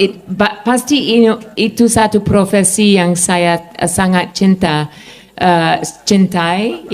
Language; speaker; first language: Indonesian; non-native, fluent; English